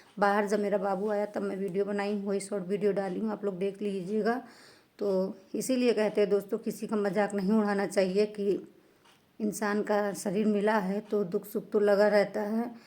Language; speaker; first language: Hindi; native; Hindi